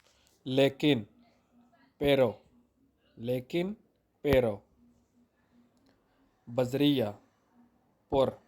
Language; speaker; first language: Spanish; non-native, fluent; Urdu